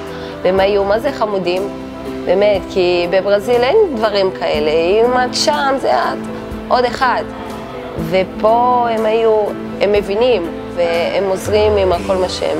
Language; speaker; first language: Hebrew; non-native, learner; Portuguese